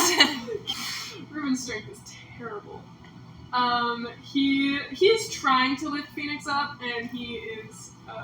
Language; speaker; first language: English; native; English